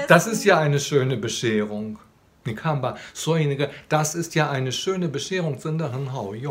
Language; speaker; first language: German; non-native, fluent; Chinese